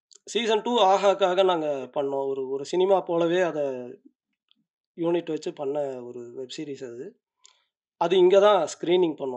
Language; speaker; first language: Tamil; native; Tamil